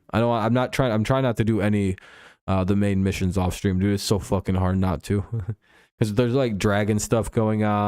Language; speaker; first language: English; native; English